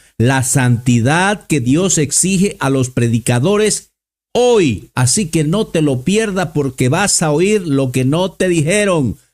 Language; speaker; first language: Spanish; native; Spanish